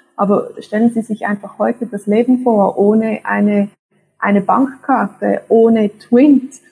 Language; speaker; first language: German; native; German